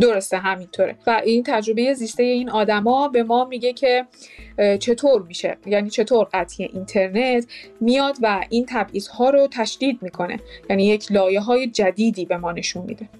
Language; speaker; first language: Persian; native; Persian